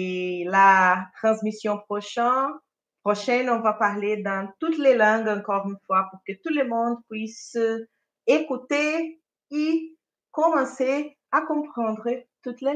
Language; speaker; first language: French; non-native, fluent; Portuguese